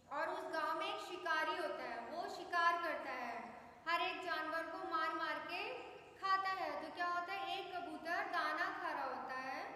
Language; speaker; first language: Hindi; native; Hindi